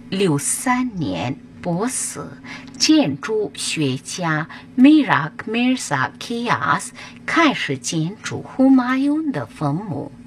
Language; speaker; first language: Chinese; non-native, fluent; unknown